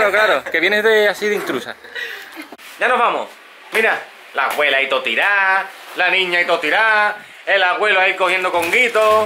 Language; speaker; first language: Spanish; native; Spanish